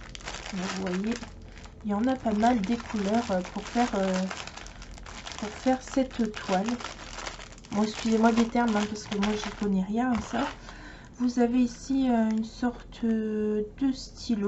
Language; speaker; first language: French; native; French